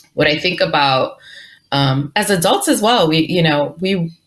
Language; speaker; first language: English; early bilingual, other home language; Spanish